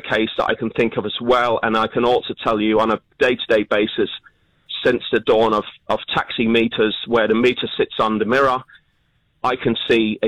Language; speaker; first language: English; native; English